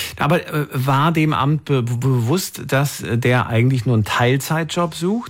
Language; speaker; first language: German; native; German